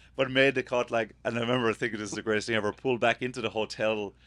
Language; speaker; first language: English; native; English